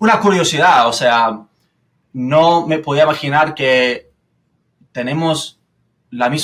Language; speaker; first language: Spanish; non-native, fluent; English